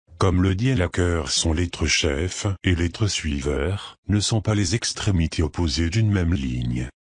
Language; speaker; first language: French; native; French